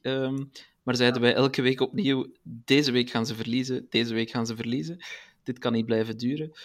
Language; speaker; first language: Dutch; native; Dutch